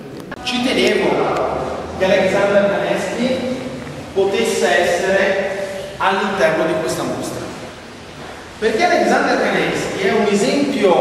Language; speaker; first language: Italian; native; Italian